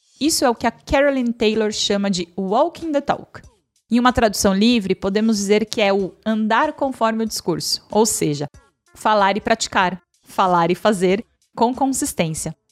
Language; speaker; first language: Portuguese; native; Portuguese